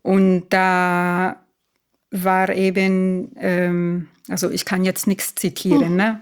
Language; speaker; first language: German; non-native, fluent; Italian